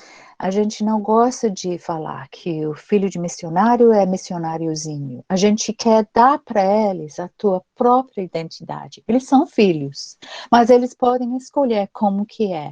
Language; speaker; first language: Portuguese; non-native, fluent; English